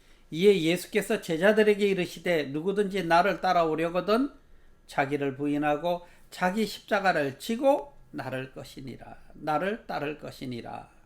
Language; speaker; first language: Korean; native; Korean